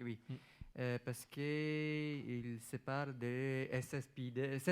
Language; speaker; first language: French; non-native, fluent; Italian